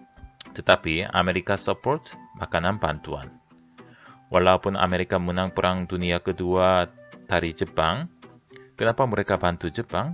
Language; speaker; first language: Indonesian; non-native, fluent; Korean